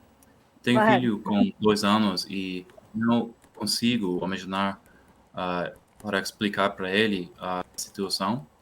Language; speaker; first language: Portuguese; non-native, learner; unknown